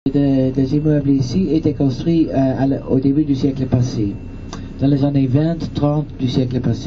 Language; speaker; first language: French; non-native, fluent; Dutch